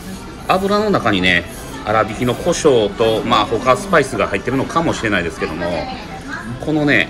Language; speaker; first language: Japanese; native; Japanese